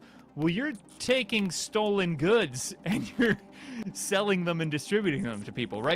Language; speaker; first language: English; native; English